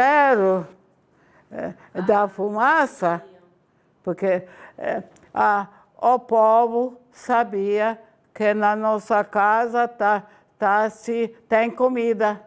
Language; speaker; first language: Portuguese; non-native, fluent; Ukrainian